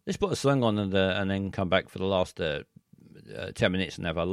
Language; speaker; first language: English; native; English